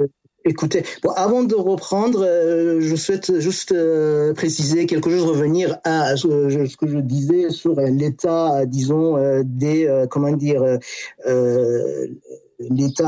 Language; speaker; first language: French; non-native, fluent; Persian